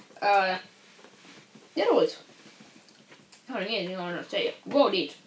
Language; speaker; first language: Finnish; non-native, local second language; Swedish